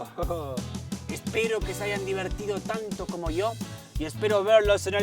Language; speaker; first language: Spanish; native; Spanish